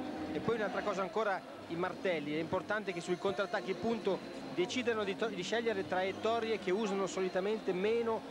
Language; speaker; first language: Italian; native; Italian